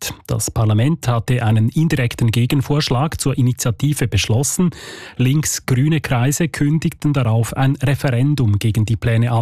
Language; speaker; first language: German; native; German